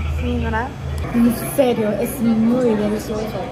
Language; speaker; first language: Spanish; non-native, learner; Japanese